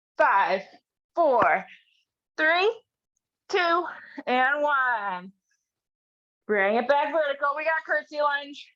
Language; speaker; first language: English; native; English